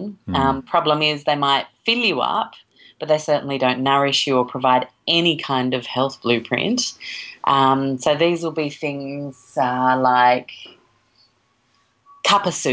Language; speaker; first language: English; native; English